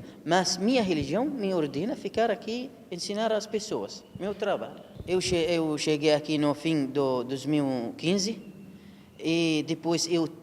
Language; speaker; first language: Portuguese; non-native, learner; Arabic